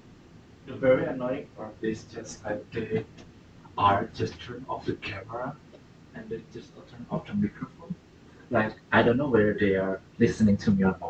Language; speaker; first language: English; non-native, fluent; Chinese